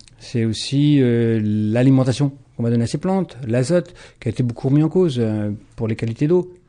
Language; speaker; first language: French; native; French